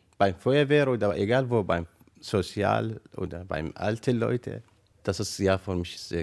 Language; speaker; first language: German; non-native, learner; Arabic